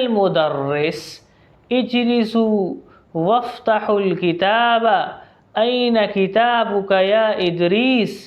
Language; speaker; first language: Arabic; non-native, fluent; Urdu